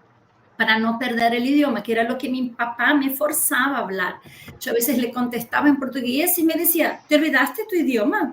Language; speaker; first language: Spanish; early bilingual, heritage; Spanish